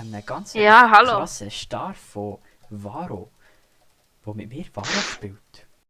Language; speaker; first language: German; native; German